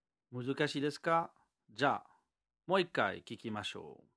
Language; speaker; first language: Japanese; non-native, learner; French